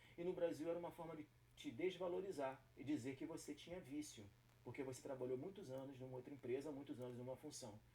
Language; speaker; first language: Portuguese; native; Portuguese